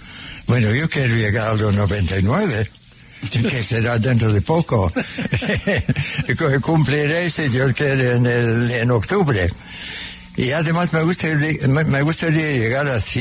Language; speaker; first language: Spanish; non-native, fluent; English